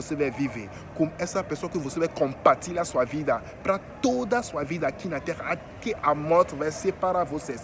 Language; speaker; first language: Portuguese; non-native, fluent; French